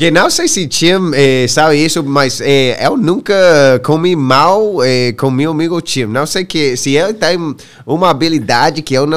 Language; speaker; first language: Portuguese; non-native, learner; English